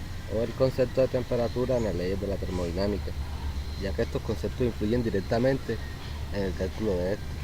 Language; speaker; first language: Spanish; native; Spanish